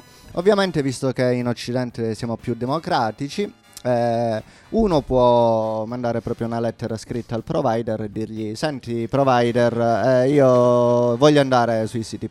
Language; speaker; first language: Italian; native; Italian